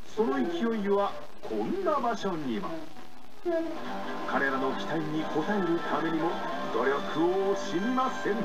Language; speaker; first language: Japanese; native; Japanese